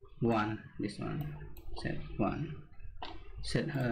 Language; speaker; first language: English; non-native, learner; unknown